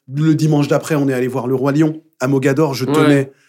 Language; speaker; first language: French; native; French